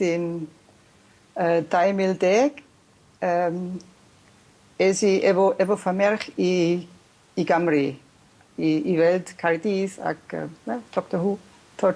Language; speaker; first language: Welsh; non-native, learner; German